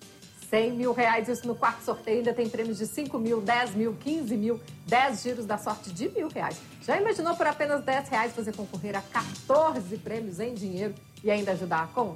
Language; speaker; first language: Portuguese; native; Portuguese